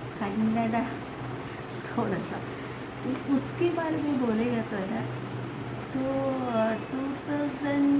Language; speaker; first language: Hindi; non-native, local second language; Malayalam